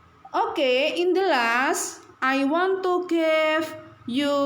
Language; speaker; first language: English; non-native, learner; Indonesian